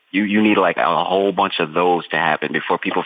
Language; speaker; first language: English; native; English